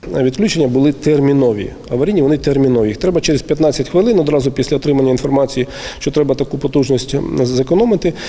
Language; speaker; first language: Ukrainian; native; Ukrainian